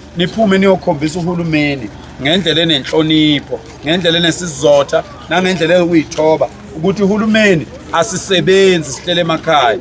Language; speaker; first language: Zulu; native; Zulu